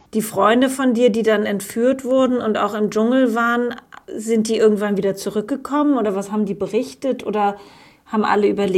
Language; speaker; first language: German; native; German